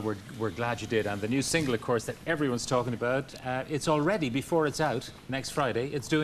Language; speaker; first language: English; native; English